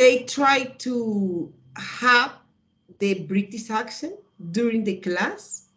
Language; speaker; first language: English; non-native, learner; Spanish